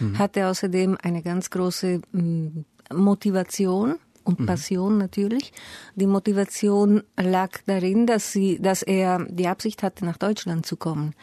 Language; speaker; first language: German; native; German